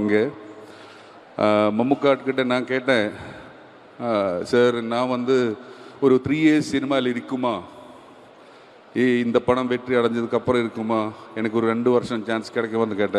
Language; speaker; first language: Tamil; non-native, learner; Malayalam